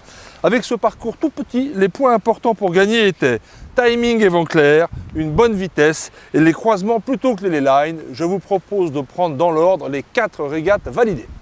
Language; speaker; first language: French; native; French